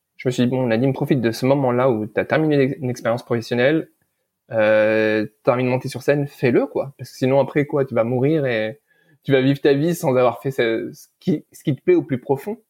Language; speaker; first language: French; early bilingual, other home language; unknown